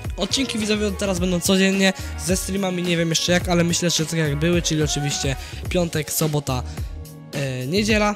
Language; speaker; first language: Polish; native; Polish